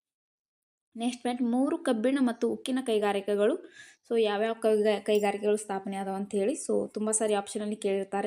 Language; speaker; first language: Kannada; native; Kannada